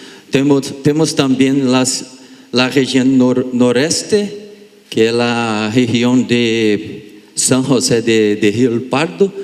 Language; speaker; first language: Spanish; non-native, learner; Portuguese